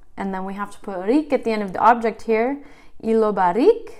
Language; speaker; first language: English; native; English